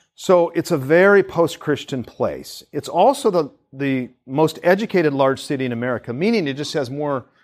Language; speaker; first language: English; native; English